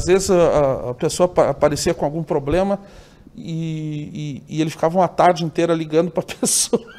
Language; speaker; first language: Portuguese; native; Portuguese